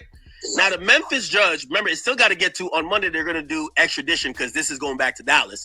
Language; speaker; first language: English; native; English